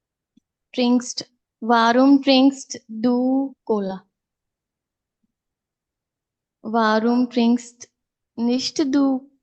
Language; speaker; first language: German; non-native, learner; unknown